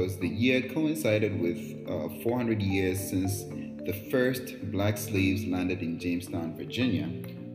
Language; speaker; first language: English; non-native, local second language; Akan